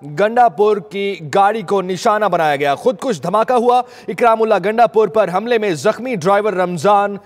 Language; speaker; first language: Urdu; native; Urdu